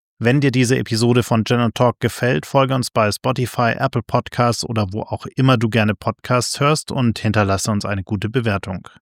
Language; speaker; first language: German; native; German